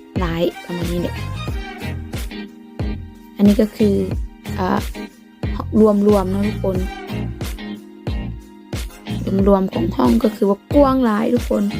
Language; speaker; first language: Thai; non-native, local second language; Lao